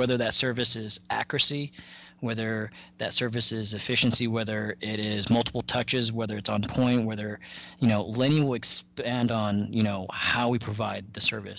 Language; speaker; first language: English; native; English